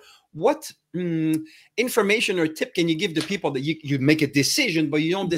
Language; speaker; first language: English; non-native, fluent; French